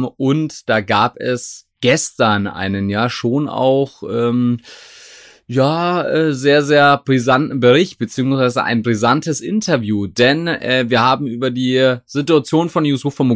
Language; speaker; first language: German; native; German